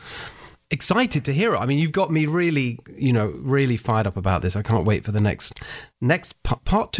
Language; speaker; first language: English; native; English